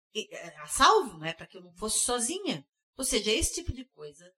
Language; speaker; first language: Portuguese; early bilingual, heritage; English